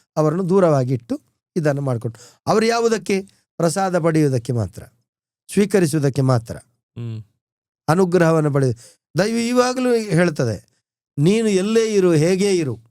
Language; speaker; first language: Kannada; non-native, local second language; Tulu